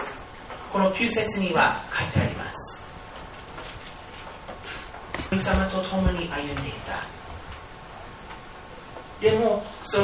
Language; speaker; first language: Japanese; non-native, fluent; English